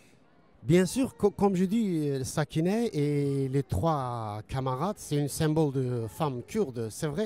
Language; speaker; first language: French; non-native, learner; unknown